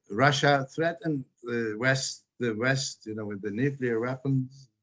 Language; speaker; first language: English; non-native, fluent; Turkish